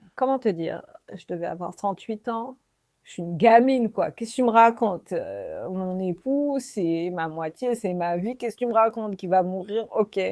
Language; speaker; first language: French; native; French